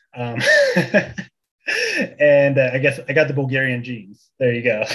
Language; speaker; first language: English; early bilingual, other home language; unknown